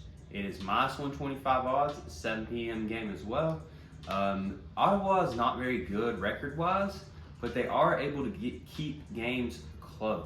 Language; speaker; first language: English; native; English